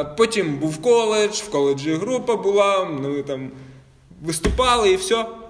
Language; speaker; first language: Ukrainian; non-native, local second language; Russian